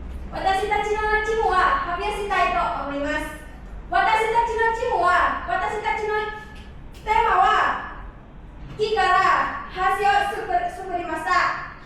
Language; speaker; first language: Japanese; non-native, learner; Indonesian